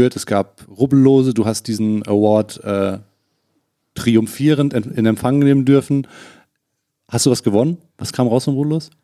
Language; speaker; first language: German; native; German